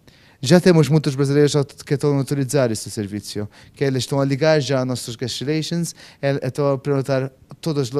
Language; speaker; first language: Portuguese; non-native, fluent; Maltese